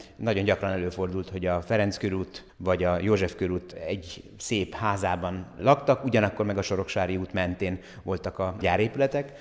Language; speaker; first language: Hungarian; native; Hungarian